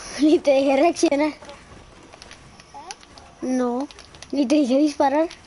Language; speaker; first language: Spanish; native; Spanish